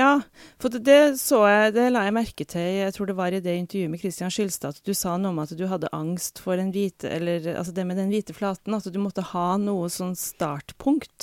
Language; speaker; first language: Norwegian; native; Norwegian